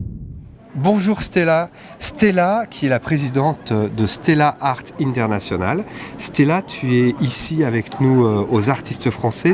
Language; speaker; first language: French; native; French